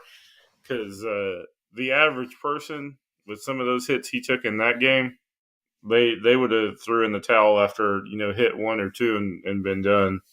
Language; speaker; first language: English; native; English